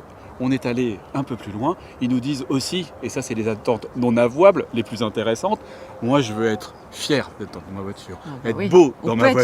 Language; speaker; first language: French; native; French